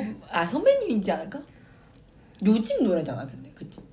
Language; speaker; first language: Korean; non-native, fluent; Chinese